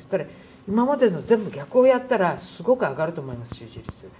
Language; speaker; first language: Japanese; native; Japanese